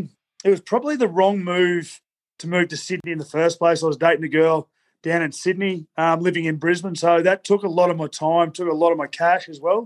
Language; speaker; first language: English; native; English